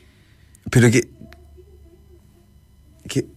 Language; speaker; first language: Spanish; native; Spanish